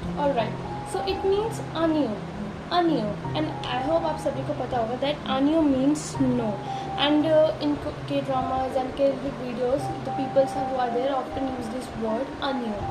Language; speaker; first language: Hindi; native; Hindi